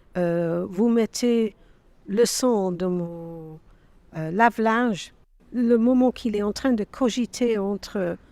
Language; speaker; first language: French; non-native, fluent; English